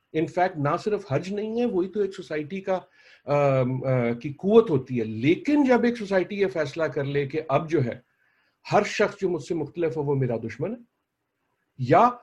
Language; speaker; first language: Urdu; native; Urdu